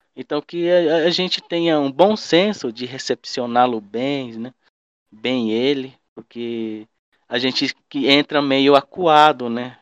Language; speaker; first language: Portuguese; non-native, local second language; Guarani